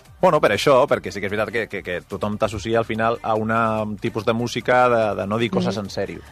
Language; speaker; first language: Catalan; non-native, local second language; Spanish